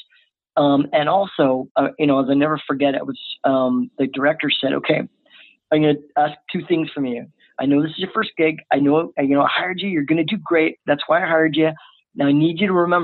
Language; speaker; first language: English; native; English